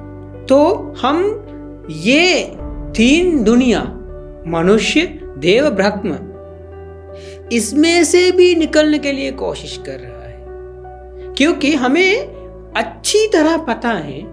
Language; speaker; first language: Hindi; non-native, fluent; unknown